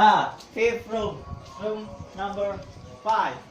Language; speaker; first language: English; non-native, learner; Indonesian